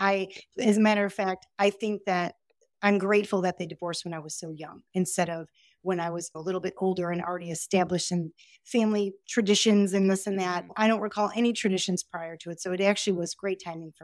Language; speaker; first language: English; native; English